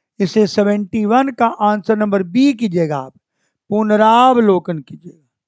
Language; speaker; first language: Hindi; native; Hindi